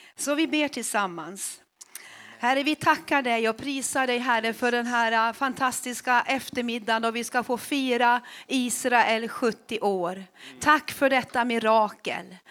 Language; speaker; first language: Swedish; native; Swedish